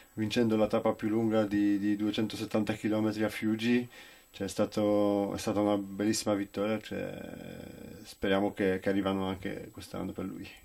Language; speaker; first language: Italian; non-native, fluent; Polish